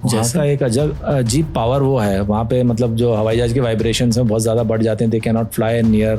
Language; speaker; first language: Hindi; native; Hindi